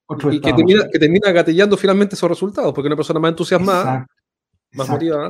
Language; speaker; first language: Spanish; native; Spanish